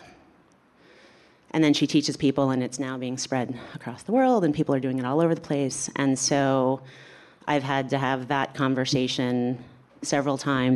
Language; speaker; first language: English; native; English